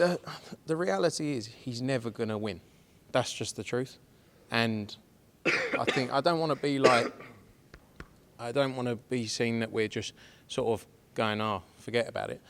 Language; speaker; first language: English; native; English